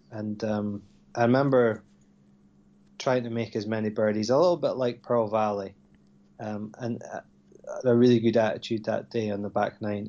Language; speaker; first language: English; native; English